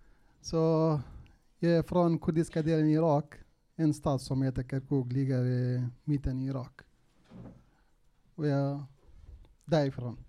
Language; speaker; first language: Swedish; non-native, local second language; Kurdish